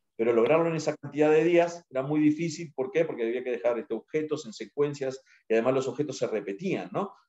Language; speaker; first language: Spanish; native; Spanish